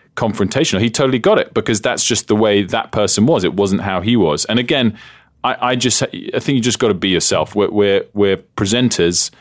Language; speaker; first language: English; native; English